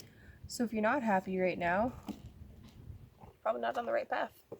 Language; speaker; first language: English; native; English